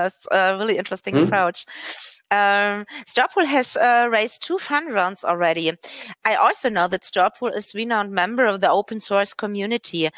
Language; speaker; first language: English; non-native, fluent; German